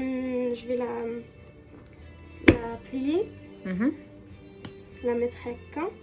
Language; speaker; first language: French; non-native, local second language; Arabic